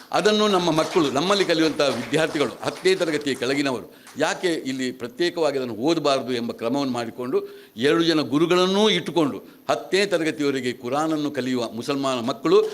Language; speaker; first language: Kannada; native; Kannada